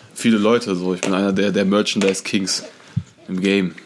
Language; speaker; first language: German; native; German